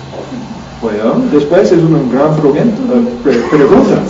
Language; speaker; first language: Spanish; non-native, learner; English